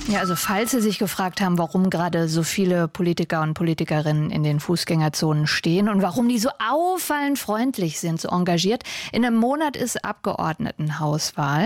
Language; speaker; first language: German; native; German